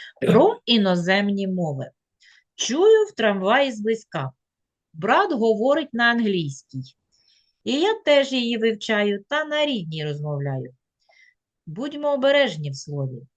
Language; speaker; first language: Ukrainian; native; Ukrainian